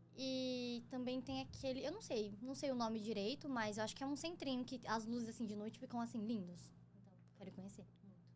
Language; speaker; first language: Portuguese; native; Portuguese